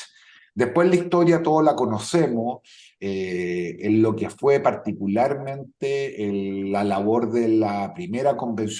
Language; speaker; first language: Spanish; native; Spanish